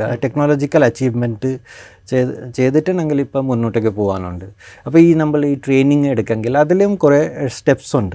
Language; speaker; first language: Malayalam; non-native, fluent; Bangla